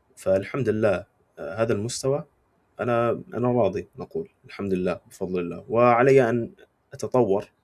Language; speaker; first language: Arabic; non-native, fluent; English